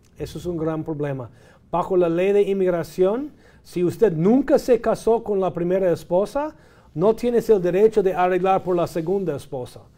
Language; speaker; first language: Spanish; non-native, fluent; English